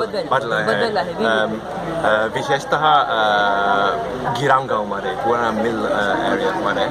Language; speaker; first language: Marathi; non-native, learner; English